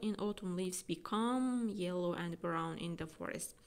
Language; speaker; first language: English; non-native, fluent; Azerbaijani